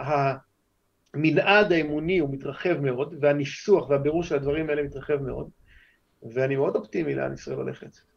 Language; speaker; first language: Hebrew; native; Hebrew